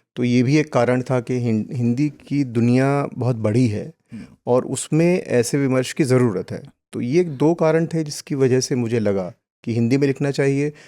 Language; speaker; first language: Hindi; native; Hindi